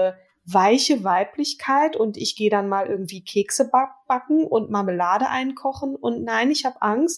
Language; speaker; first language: German; native; German